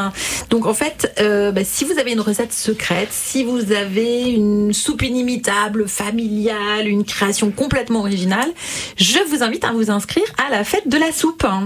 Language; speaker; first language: French; native; French